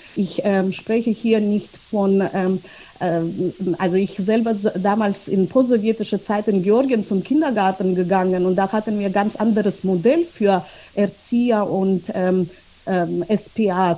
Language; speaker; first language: German; non-native, fluent; Georgian